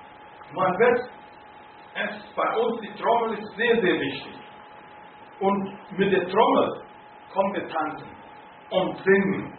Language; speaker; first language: German; non-native, fluent; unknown